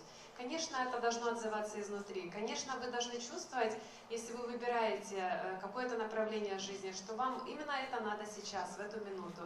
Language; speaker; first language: Russian; native; Russian